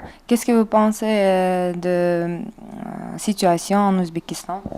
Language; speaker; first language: French; non-native, learner; Uzbek